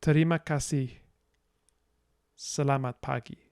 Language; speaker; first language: Indonesian; non-native, learner; English